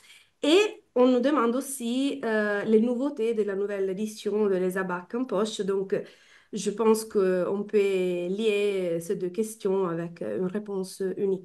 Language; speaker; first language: French; non-native, fluent; Italian